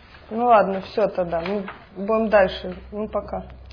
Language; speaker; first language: Russian; native; Russian